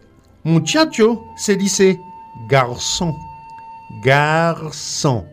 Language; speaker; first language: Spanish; non-native, fluent; French